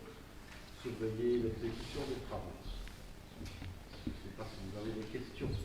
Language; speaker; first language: French; native; French